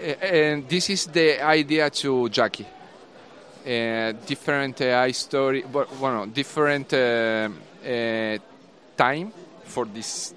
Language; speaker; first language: English; non-native, learner; Italian